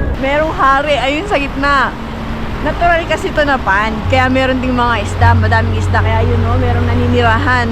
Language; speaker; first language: Filipino; native; Filipino